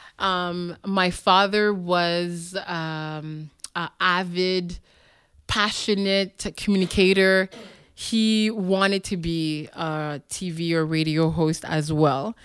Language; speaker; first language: English; non-native, local second language; French